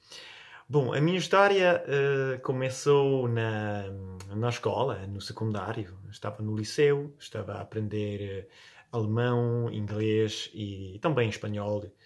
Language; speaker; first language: Portuguese; non-native, fluent; Italian